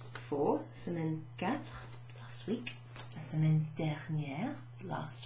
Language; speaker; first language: French; non-native, fluent; English